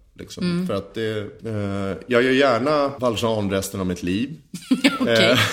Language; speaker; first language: Swedish; native; Swedish